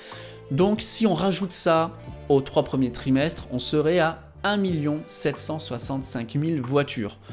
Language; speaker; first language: French; native; French